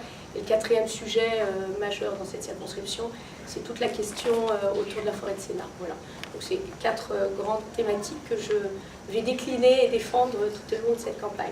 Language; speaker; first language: French; native; French